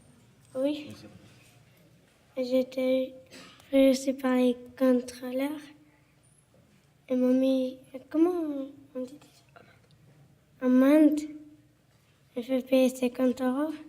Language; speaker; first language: French; non-native, learner; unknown